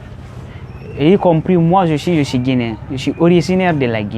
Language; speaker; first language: French; non-native, local second language; Fula